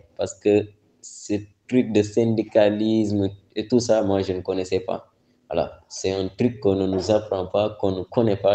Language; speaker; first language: French; non-native, local second language; Wolof